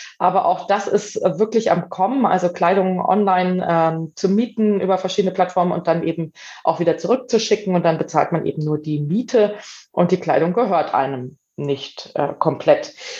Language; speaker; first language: German; native; German